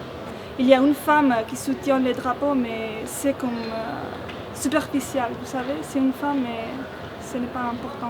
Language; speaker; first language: French; non-native, fluent; Spanish